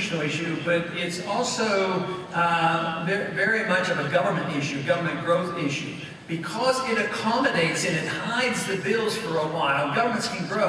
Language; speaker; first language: English; native; English